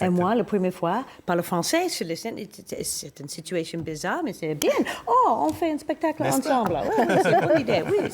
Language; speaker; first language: French; non-native, learner; English